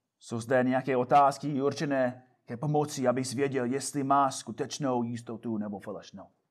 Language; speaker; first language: Czech; non-native, fluent; English